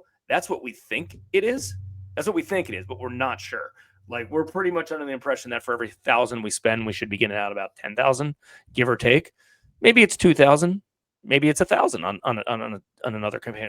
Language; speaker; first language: English; native; English